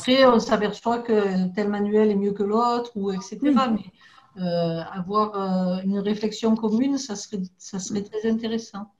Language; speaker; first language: French; native; French